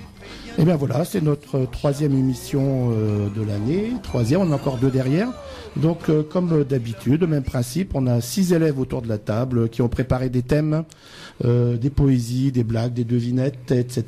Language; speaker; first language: French; native; French